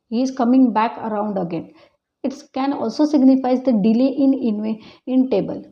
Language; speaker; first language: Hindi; non-native, local second language; Marathi